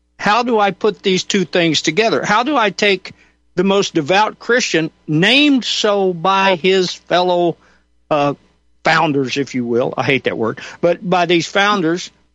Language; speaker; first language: English; native; English